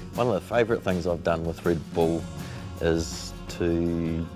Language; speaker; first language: English; native; English